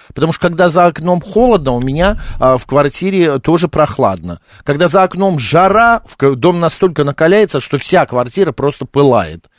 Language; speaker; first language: Russian; native; Russian